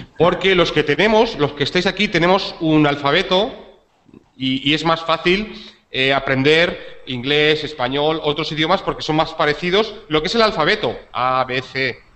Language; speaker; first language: Spanish; native; Spanish